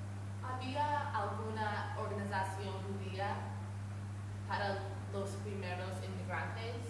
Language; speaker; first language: Spanish; non-native, learner; English